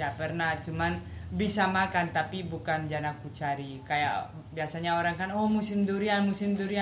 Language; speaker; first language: Indonesian; non-native, fluent; Spanish